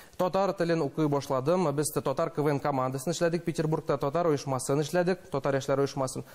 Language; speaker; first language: Tatar; non-native, local second language; Russian